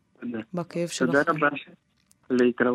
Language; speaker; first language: Hebrew; non-native, learner; Russian